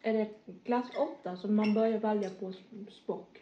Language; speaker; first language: Swedish; non-native, learner; Vietnamese